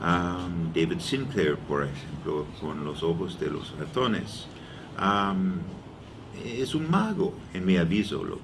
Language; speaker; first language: Spanish; non-native, learner; English